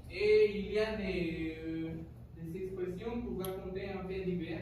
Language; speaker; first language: French; non-native, fluent; Spanish